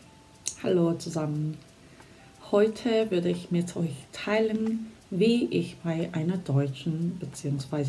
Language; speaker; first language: German; non-native, fluent; Korean